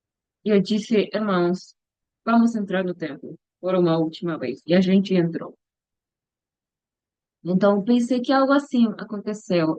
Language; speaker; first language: Portuguese; non-native, learner; Spanish